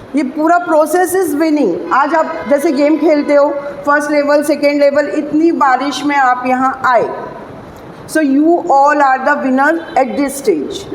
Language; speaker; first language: Hindi; non-native, local second language; Marathi